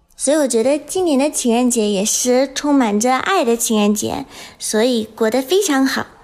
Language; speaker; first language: Chinese; non-native, fluent; English